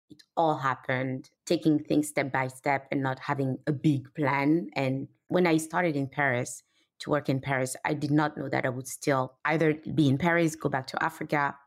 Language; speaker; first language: English; non-native, fluent; French